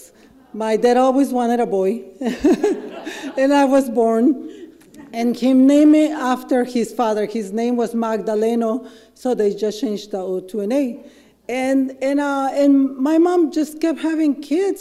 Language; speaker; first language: English; non-native, fluent; Spanish